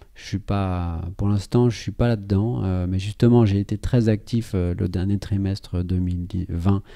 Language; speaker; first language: French; native; French